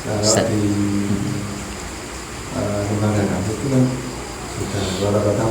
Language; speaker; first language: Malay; non-native, local second language; Javanese